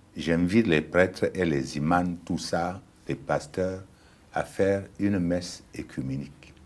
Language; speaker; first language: French; non-native, local second language; Ghomala